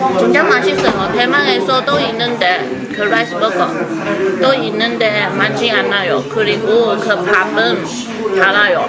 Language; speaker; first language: Korean; non-native, learner; Chinese